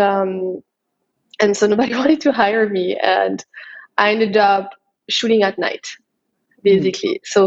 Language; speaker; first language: English; non-native, fluent; French